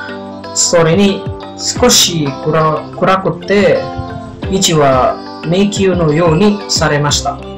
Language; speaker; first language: Japanese; non-native, learner; Indonesian